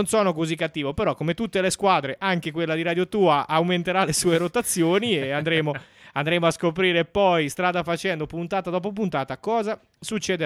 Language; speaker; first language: Italian; native; Italian